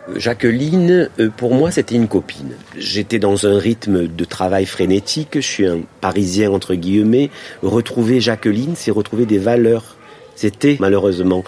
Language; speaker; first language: French; native; French